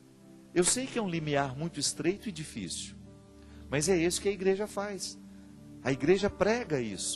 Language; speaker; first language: Portuguese; native; Portuguese